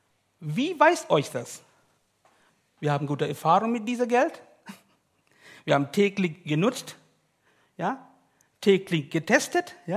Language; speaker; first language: German; non-native, learner; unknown